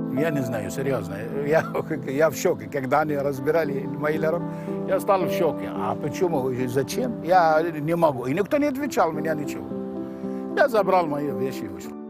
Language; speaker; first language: Ukrainian; non-native, learner; Arabic